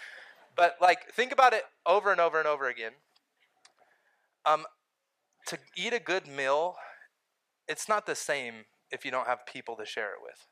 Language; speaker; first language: English; native; English